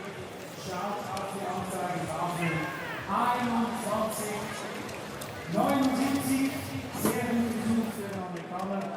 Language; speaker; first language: German; native; German